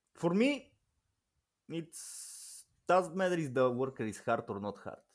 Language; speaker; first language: English; non-native, learner; Bulgarian